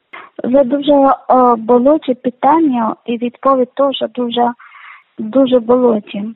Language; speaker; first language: Ukrainian; non-native, learner; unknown